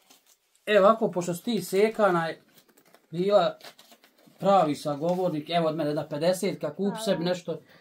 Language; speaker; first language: Bosnian; native; Bosnian